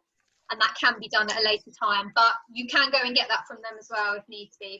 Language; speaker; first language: English; native; English